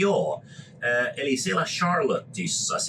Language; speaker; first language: Finnish; non-native, fluent; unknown